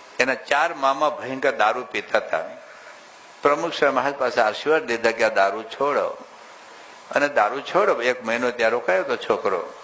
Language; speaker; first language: Gujarati; native; Gujarati